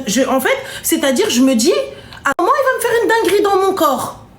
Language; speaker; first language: French; native; French